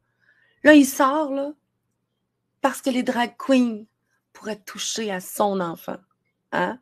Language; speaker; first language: French; native; French